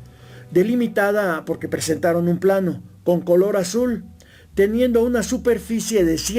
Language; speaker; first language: Spanish; native; Spanish